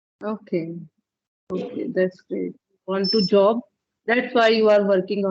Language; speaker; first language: English; non-native, learner; Punjabi